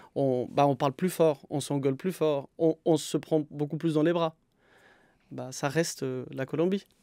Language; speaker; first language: French; non-native, fluent; Spanish